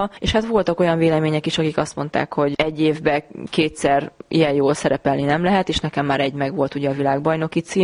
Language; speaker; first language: Hungarian; native; Hungarian